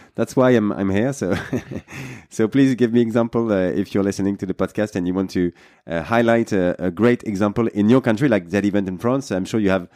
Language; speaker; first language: English; non-native, fluent; French